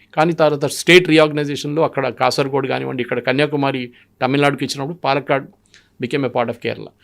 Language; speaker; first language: Telugu; non-native, local second language; Malayalam